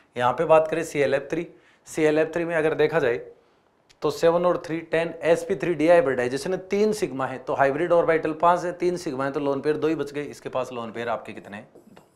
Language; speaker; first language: Hindi; native; Hindi